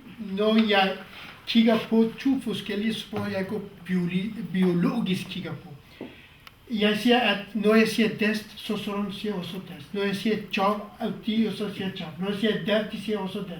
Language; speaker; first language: Danish; non-native, fluent; Kurdish